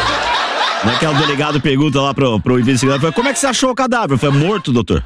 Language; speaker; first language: Portuguese; native; Portuguese